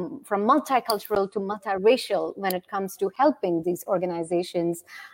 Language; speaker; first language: English; non-native, local second language; Hindi